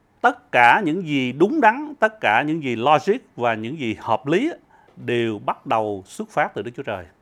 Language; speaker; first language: Vietnamese; early bilingual, heritage; Vietnamese